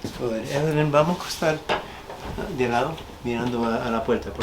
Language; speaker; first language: Spanish; early bilingual, heritage; Spanish